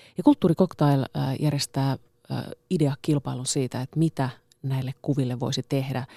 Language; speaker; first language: Finnish; native; Finnish